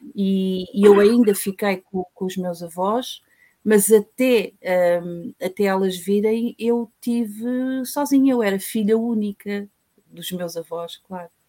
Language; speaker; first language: Portuguese; native; Portuguese